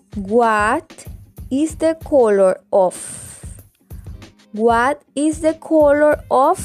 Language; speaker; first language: English; non-native, fluent; Spanish